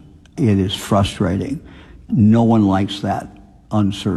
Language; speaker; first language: English; native; English